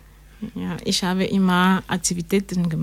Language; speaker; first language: German; non-native, learner; French